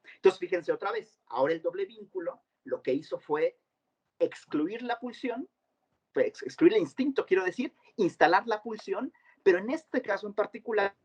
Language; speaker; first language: Spanish; native; Spanish